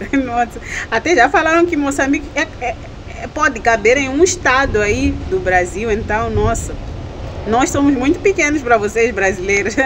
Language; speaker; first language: Portuguese; native; Portuguese